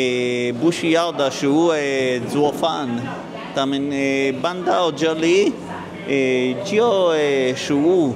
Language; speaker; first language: Chinese; non-native, learner; Hebrew